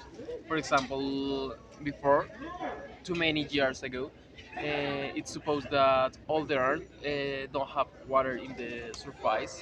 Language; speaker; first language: English; non-native, learner; Spanish